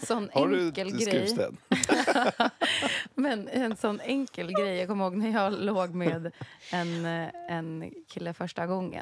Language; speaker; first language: Swedish; native; Swedish